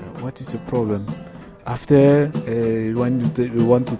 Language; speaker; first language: English; non-native, learner; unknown